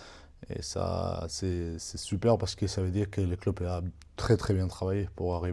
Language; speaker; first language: French; non-native, fluent; Spanish